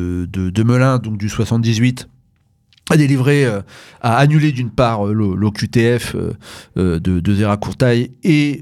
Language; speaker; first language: French; native; French